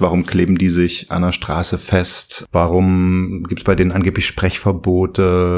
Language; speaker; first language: German; native; German